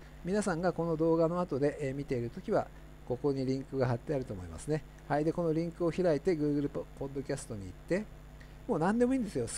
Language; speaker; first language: Japanese; native; Japanese